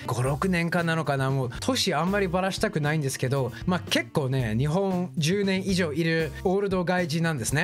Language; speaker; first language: Japanese; non-native, fluent; English